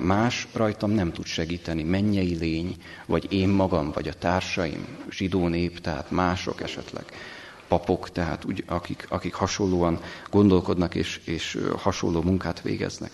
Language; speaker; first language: Hungarian; native; Hungarian